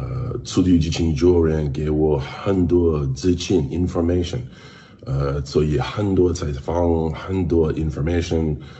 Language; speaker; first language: Chinese; non-native, learner; English